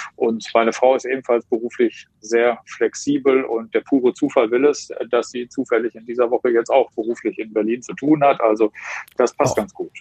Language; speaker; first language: German; native; German